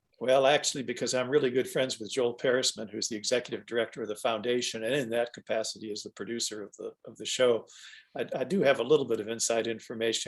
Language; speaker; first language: English; native; English